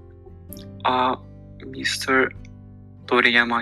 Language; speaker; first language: Japanese; non-native, learner; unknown